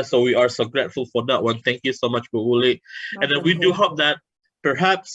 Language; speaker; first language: English; non-native, fluent; Indonesian